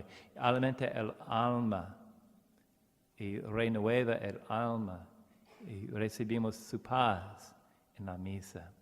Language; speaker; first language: Spanish; non-native, learner; English